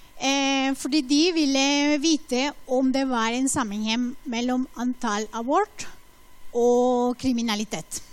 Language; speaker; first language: Norwegian; non-native, fluent; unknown